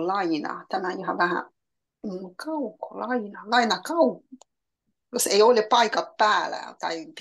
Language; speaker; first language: Finnish; non-native, learner; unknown